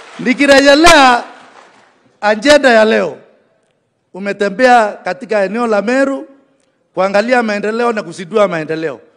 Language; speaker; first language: Swahili; native; Swahili